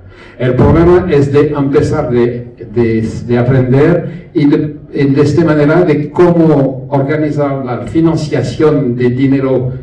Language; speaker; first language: Spanish; non-native, learner; French